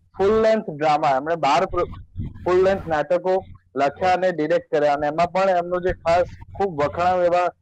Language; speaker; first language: Gujarati; native; Gujarati